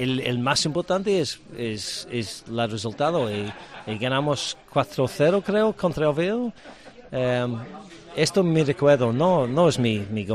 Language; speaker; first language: Spanish; non-native, learner; English